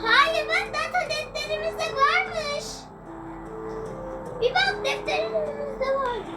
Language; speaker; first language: Turkish; native; Turkish